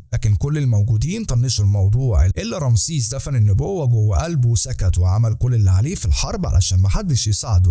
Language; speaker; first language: Arabic; native; Arabic